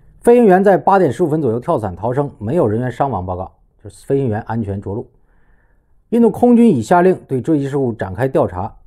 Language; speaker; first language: Chinese; native; Chinese